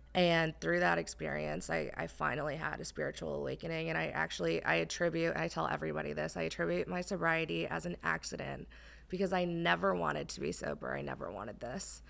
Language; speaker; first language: English; native; English